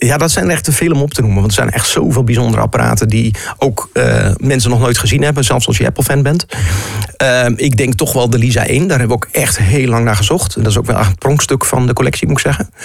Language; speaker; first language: Dutch; native; Dutch